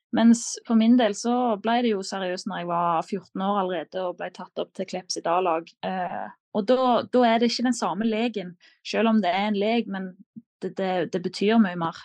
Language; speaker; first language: Norwegian; native; Norwegian